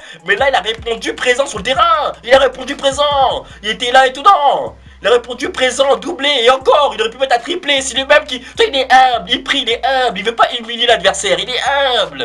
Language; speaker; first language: French; native; French